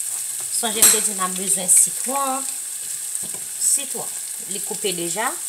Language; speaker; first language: French; non-native, learner; Haitian Creole